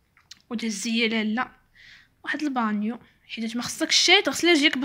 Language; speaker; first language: Arabic; native; Arabic